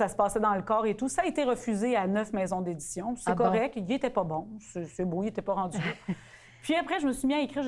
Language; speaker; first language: French; native; French